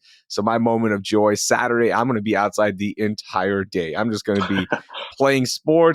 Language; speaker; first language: English; native; English